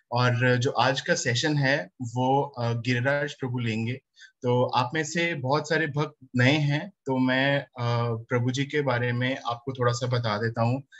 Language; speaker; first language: Hindi; native; Hindi